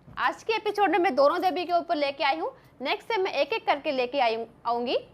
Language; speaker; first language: Hindi; non-native, local second language; Bangla